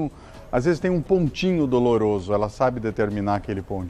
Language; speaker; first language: Portuguese; native; Portuguese